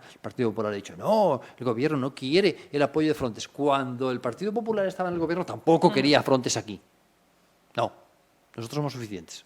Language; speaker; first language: Spanish; native; Spanish